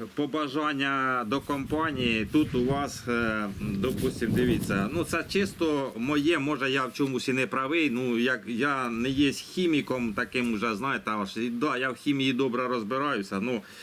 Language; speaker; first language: Ukrainian; non-native, local second language; Russian